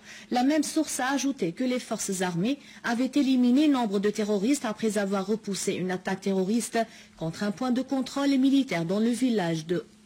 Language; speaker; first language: French; non-native, fluent; Arabic